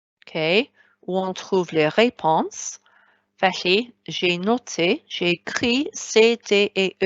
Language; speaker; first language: French; non-native, fluent; Welsh